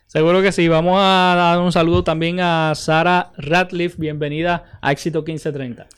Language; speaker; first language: Spanish; native; Spanish